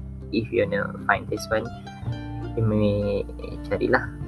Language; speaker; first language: English; non-native, local second language; Malay